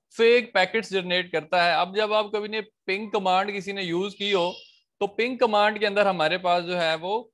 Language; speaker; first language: Urdu; non-native, local second language; Punjabi